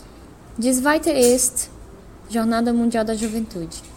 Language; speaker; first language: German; non-native, learner; Portuguese